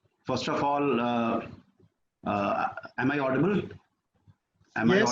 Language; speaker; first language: English; non-native, local second language; Hindi